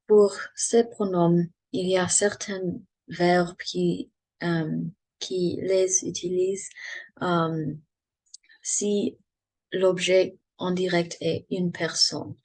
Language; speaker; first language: French; non-native, learner; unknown